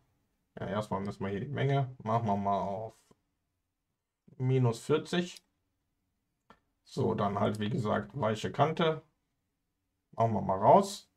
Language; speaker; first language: German; native; German